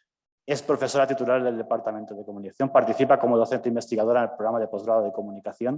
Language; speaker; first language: Spanish; native; Spanish